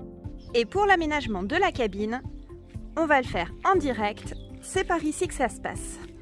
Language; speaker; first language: French; native; French